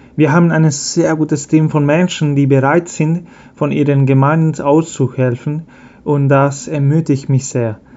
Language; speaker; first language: German; early bilingual, heritage; Spanish